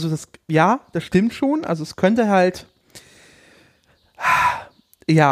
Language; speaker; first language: German; native; German